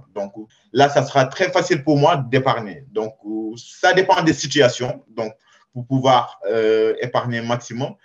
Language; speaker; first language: French; non-native, local second language; Wolof